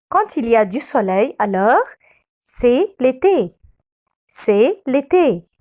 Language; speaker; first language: French; non-native, fluent; Arabic